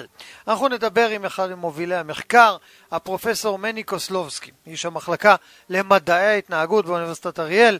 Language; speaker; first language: Hebrew; native; Hebrew